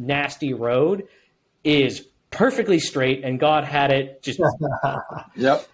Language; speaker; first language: English; native; English